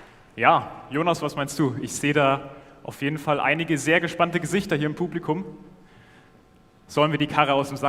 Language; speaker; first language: German; native; German